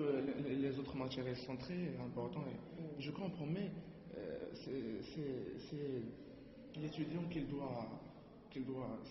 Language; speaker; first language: French; non-native, learner; Arabic